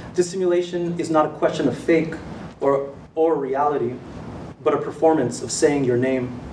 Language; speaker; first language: English; native; English